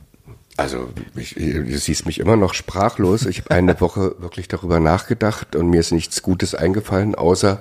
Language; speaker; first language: German; native; German